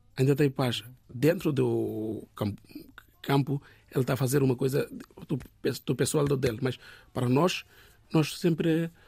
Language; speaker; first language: Portuguese; non-native, learner; Bangla